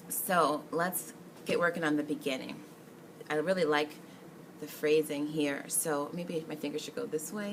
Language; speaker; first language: English; native; English